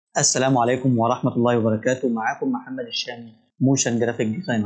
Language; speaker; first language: Arabic; native; Arabic